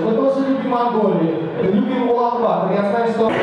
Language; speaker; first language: Russian; non-native, learner; Chinese